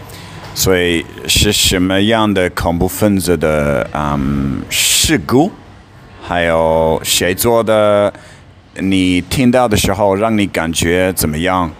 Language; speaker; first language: Chinese; non-native, fluent; English